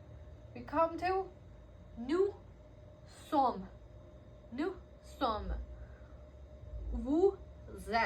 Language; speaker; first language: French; non-native, learner; Hindi